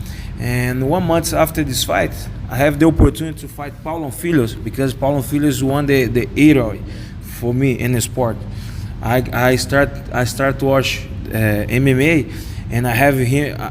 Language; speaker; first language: English; non-native, learner; Portuguese